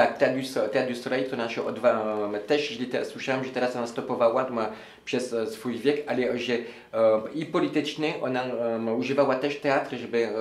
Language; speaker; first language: Polish; non-native, learner; French